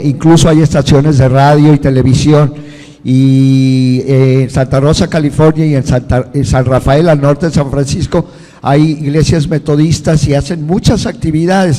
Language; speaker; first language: Spanish; non-native, fluent; Portuguese